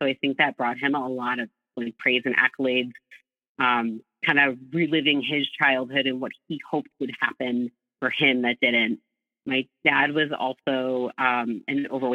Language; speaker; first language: English; native; English